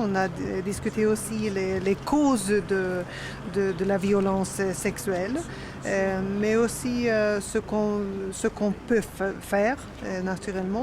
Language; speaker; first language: French; non-native, learner; Swedish